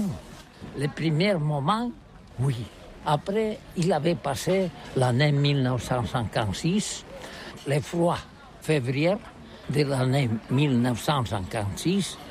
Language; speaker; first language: French; non-native, learner; Catalan